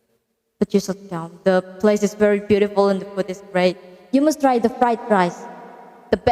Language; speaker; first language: English; non-native, learner; Indonesian